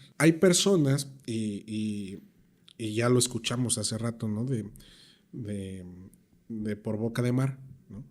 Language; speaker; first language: Spanish; native; Spanish